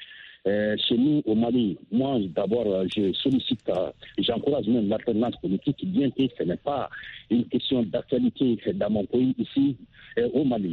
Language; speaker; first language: French; non-native, local second language; Bambara